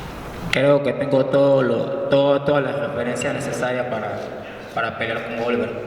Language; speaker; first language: Spanish; native; Spanish